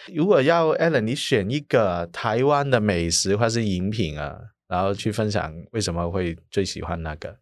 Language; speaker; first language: Chinese; non-native, local second language; Cantonese